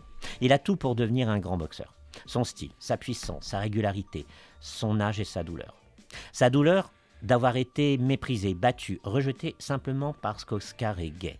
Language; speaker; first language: French; native; French